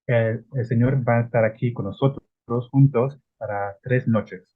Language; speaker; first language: Spanish; non-native, learner; Italian